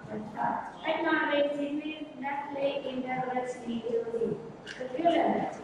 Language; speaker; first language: English; non-native, learner; Vietnamese